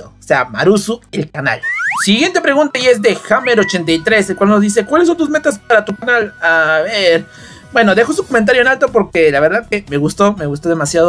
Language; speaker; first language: Spanish; native; Spanish